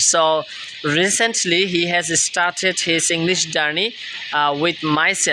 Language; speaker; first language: English; non-native, fluent; Bangla